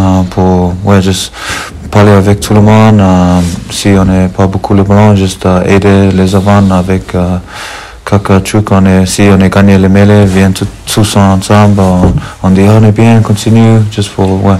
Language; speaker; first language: French; non-native, learner; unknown